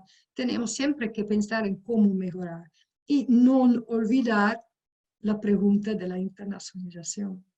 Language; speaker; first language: Spanish; non-native, fluent; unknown